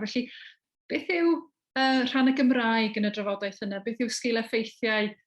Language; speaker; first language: Welsh; native; Welsh